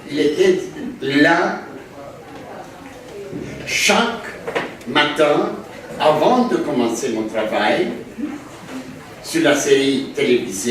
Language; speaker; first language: French; non-native, fluent; Greek